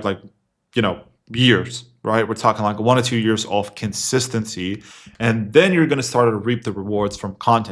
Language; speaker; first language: English; non-native, fluent; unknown